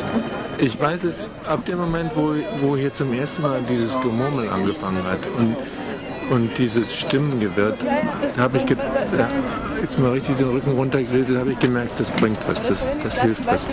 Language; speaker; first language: German; native; German